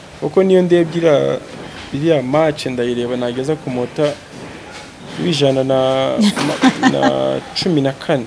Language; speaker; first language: Kinyarwanda; native; Kinyarwanda